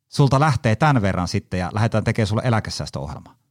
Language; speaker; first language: Finnish; native; Finnish